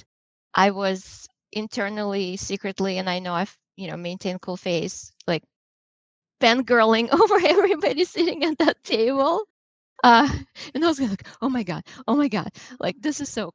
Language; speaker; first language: English; non-native, fluent; Russian